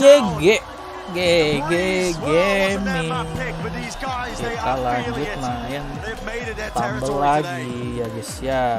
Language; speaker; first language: Indonesian; native; Indonesian